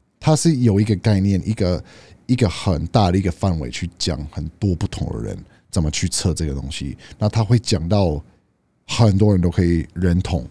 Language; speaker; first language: Chinese; non-native, fluent; English